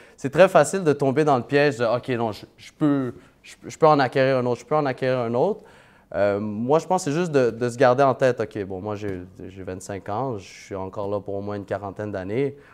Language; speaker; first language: French; early bilingual, other home language; Vietnamese